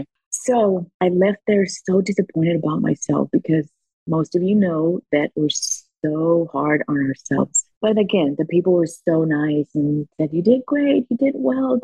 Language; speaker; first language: English; early bilingual, other home language; Spanish